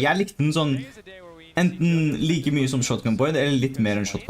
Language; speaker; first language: Norwegian; native; Norwegian